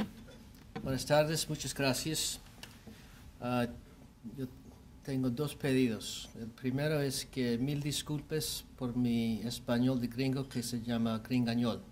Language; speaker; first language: Spanish; non-native, learner; English